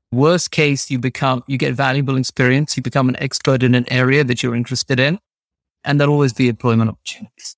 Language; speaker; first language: English; native; English